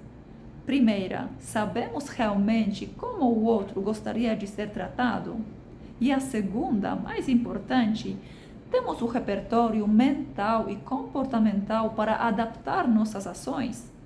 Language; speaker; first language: Portuguese; non-native, fluent; Polish